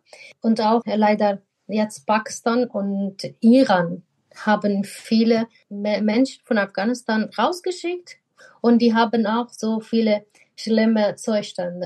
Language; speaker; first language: German; non-native, fluent; Persian